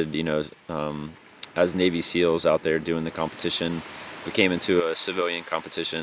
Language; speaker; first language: English; native; English